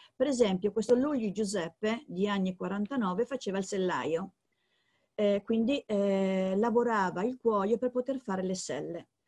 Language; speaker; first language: Italian; native; Italian